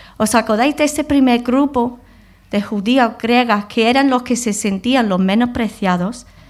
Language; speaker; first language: Spanish; non-native, fluent; English